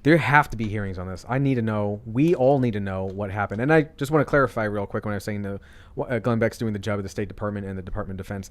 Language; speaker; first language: English; native; English